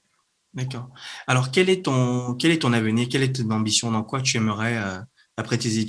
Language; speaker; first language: French; native; French